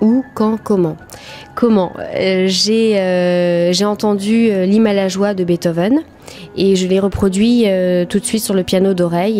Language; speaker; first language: French; native; French